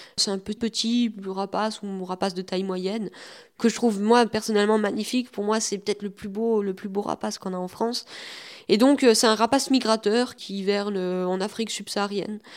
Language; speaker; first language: French; native; French